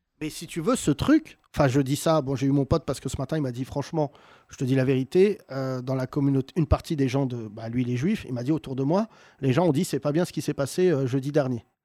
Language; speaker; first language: French; native; French